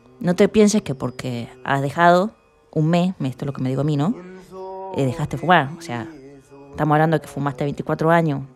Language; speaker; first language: Spanish; native; Spanish